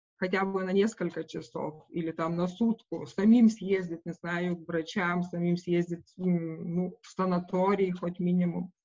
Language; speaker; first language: Russian; non-native, local second language; Lithuanian